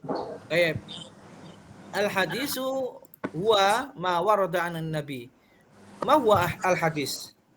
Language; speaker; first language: Arabic; non-native, fluent; Indonesian